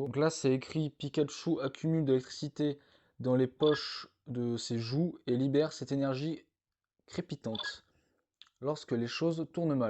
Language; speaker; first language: French; native; French